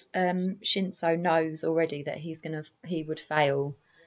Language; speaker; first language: English; native; English